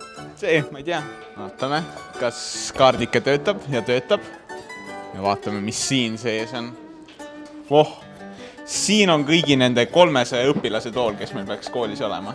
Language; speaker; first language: Estonian; native; Estonian